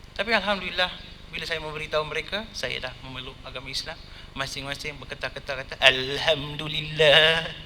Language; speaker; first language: Malay; non-native, local second language; Tamil